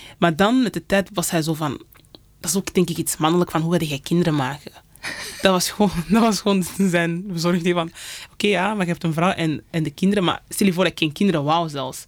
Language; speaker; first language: Dutch; early bilingual, other home language; Lingala